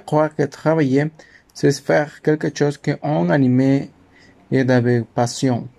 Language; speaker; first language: French; non-native, learner; Spanish